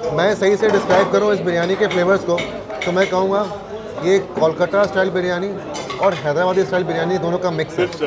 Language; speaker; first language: Hindi; native; Hindi